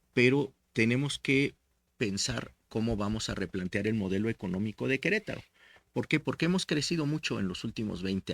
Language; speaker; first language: Spanish; native; Spanish